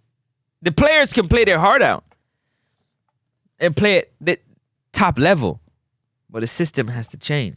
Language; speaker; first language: English; native; English